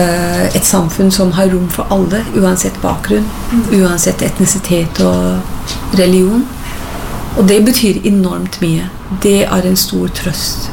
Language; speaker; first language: Norwegian; non-native, fluent; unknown